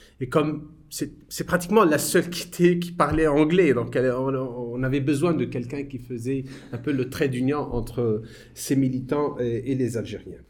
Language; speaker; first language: French; non-native, local second language; Arabic